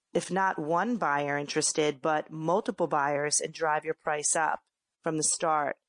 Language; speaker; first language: English; native; English